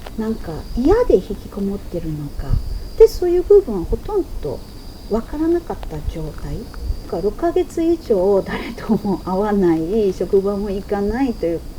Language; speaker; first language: Japanese; non-native, fluent; Chinese